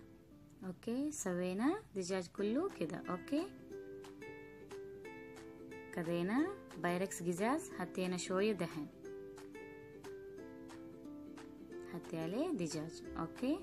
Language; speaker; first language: Arabic; non-native, learner; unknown